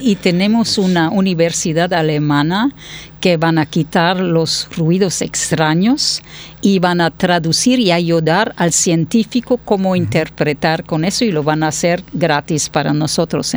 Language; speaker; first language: Spanish; non-native, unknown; French